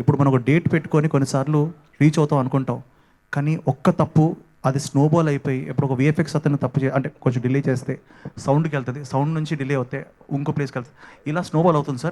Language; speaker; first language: Telugu; native; Telugu